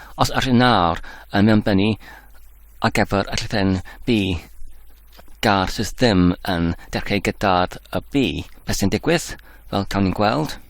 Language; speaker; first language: Welsh; non-native, learner; Dutch